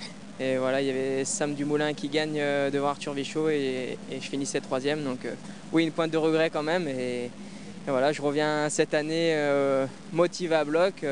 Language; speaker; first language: French; native; French